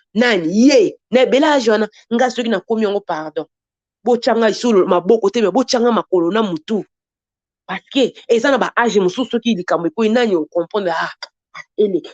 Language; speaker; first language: Lingala; native; Lingala